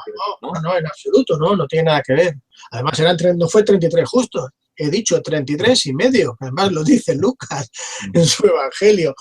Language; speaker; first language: Spanish; native; Spanish